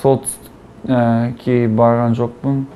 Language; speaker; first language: Kazakh; non-native, learner; English